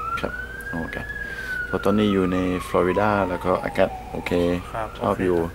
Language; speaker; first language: Thai; non-native, learner; English